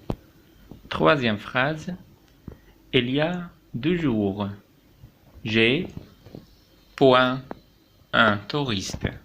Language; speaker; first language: French; non-native, local second language; Arabic